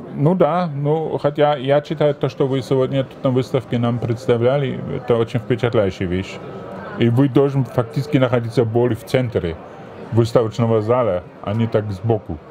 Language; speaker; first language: Russian; non-native, fluent; German